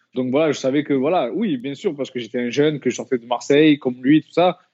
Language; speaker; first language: French; native; French